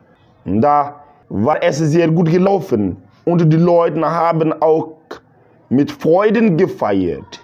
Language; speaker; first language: German; non-native, learner; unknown